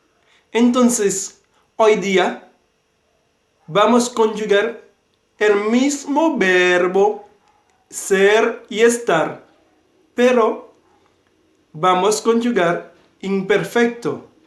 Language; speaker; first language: Spanish; non-native, fluent; Haitian Creole